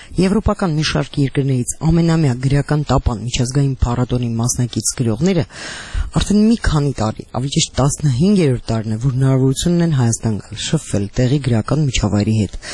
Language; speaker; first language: Armenian; native; Armenian